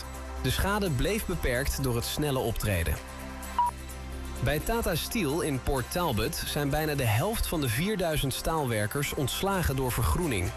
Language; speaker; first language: Dutch; native; Dutch